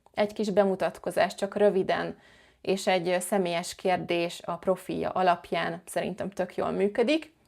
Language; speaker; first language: Hungarian; native; Hungarian